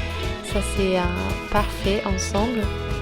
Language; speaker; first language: French; non-native, fluent; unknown